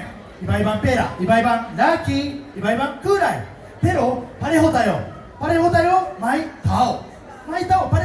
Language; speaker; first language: Filipino; non-native, fluent; Japanese